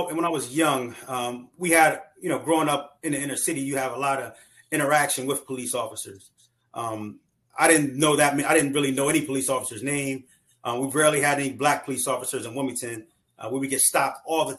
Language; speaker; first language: English; native; English